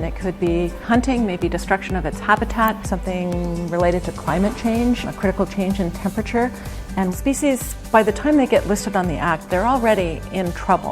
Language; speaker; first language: English; native; English